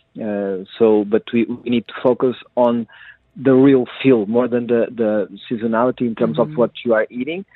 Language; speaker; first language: English; non-native, fluent; Portuguese